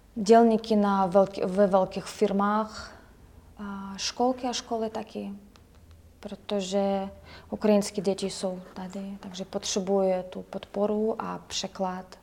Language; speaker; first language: Czech; non-native, learner; Ukrainian